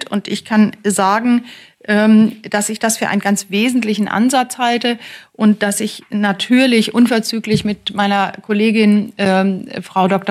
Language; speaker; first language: German; native; German